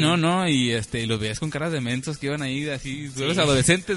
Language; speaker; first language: Spanish; native; Spanish